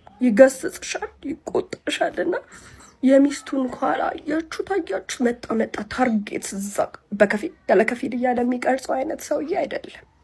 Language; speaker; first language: Amharic; native; Amharic